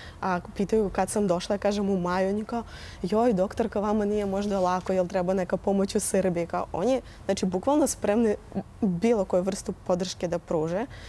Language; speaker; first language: Croatian; non-native, fluent; Russian